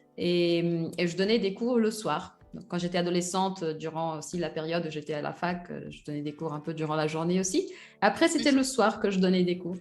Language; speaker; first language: French; early bilingual, other home language; Portuguese